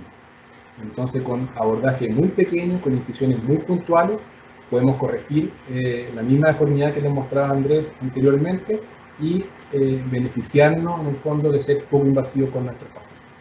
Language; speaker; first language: Spanish; native; Spanish